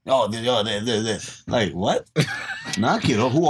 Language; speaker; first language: English; early bilingual, other home language; Spanish